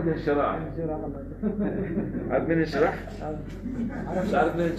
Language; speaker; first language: Arabic; native; Arabic